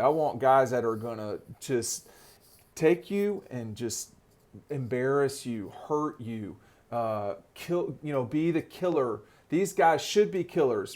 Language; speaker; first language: English; native; English